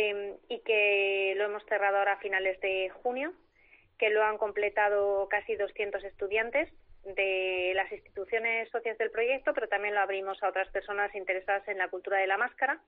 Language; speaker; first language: Spanish; native; Spanish